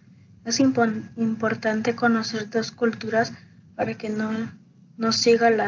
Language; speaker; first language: Spanish; early bilingual, heritage; Spanish